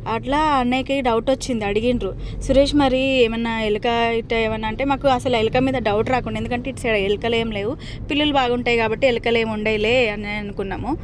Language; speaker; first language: Telugu; native; Telugu